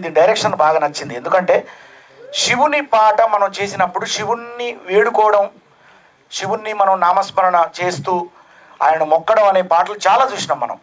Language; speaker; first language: Telugu; native; Telugu